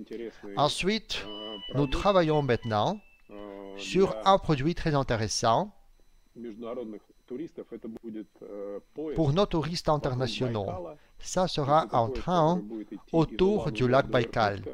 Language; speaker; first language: French; non-native, fluent; Russian